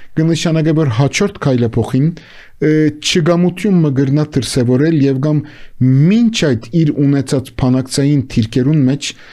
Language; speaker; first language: Armenian; native; Armenian